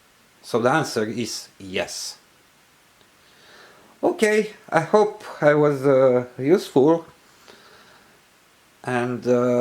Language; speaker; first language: English; non-native, learner; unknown